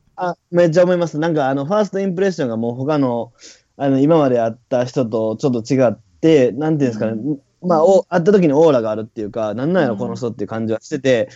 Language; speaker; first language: Japanese; native; Japanese